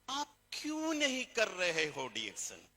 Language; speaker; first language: Hindi; non-native, fluent; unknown